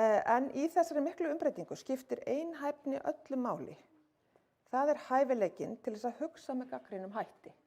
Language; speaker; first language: Icelandic; native; Icelandic